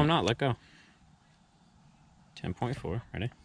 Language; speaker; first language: English; native; English